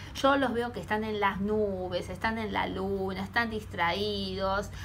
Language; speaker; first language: Spanish; native; Spanish